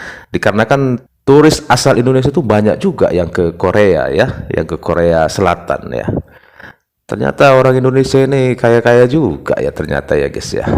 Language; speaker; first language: Indonesian; native; Indonesian